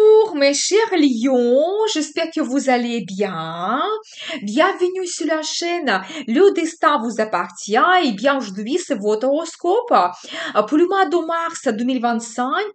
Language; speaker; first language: French; non-native, fluent; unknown